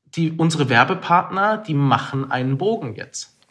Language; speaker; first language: German; native; German